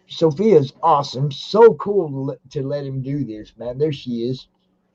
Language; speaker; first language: English; native; English